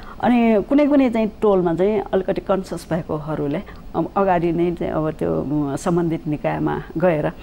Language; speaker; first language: Nepali; non-native, local second language; Newari